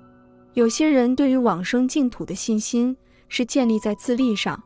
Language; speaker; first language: Chinese; native; Chinese